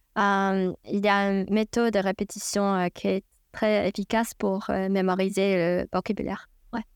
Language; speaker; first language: French; non-native, fluent; Chinese